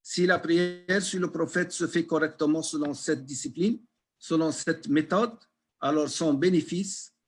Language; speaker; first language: French; non-native, local second language; Arabic